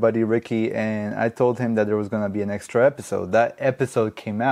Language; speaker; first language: English; non-native, fluent; Spanish